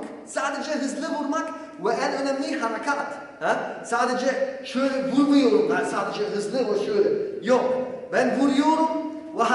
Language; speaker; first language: Turkish; non-native, learner; Polish